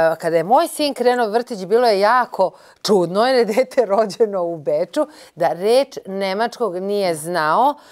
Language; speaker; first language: Bosnian; native; Bosnian